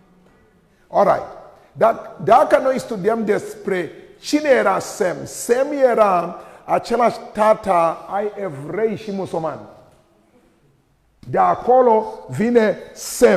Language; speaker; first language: Romanian; non-native, learner; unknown